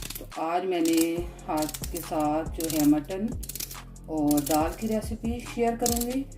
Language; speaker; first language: Urdu; native; Urdu